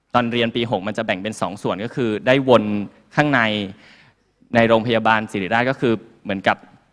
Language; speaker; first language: Thai; native; Thai